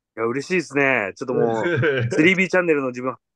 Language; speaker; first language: Japanese; native; Japanese